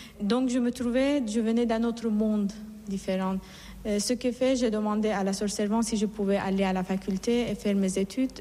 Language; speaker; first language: French; non-native, fluent; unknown